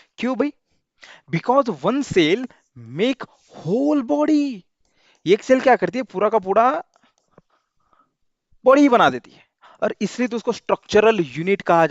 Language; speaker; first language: Hindi; non-native, local second language; Marathi